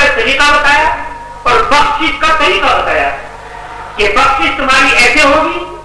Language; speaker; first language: Urdu; native; Urdu